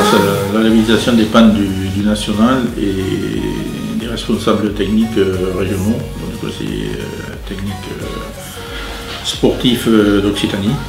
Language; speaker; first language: French; native; French